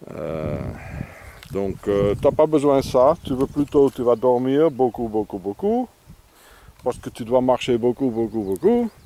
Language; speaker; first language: French; non-native, fluent; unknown